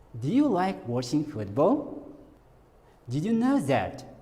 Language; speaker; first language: English; non-native, fluent; Kazakh